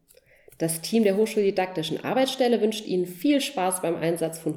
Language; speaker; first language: German; native; German